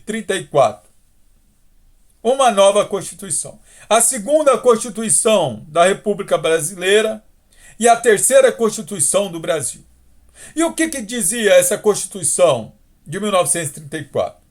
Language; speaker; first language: Portuguese; native; Portuguese